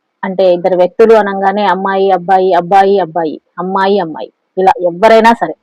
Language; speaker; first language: Telugu; native; Telugu